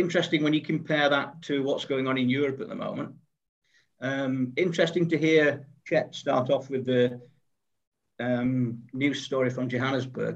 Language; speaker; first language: English; native; English